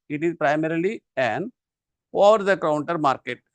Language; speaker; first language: English; non-native, local second language; Telugu